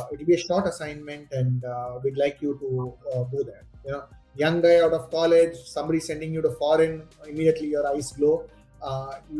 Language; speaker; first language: English; non-native, local second language; Tamil